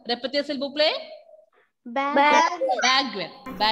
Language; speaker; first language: French; non-native, fluent; Malayalam